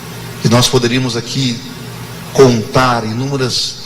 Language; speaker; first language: Portuguese; native; Portuguese